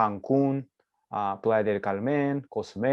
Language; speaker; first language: Spanish; non-native, learner; Japanese